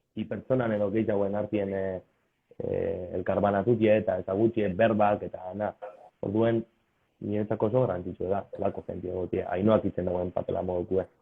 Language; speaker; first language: Basque; native; Basque